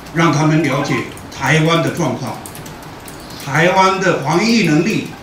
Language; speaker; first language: Chinese; native; Chinese